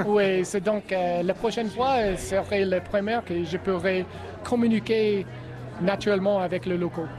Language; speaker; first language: French; non-native, learner; English